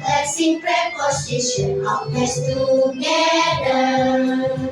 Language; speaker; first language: English; non-native, learner; Indonesian